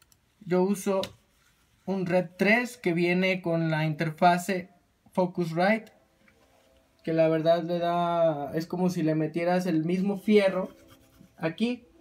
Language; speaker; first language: Spanish; native; Spanish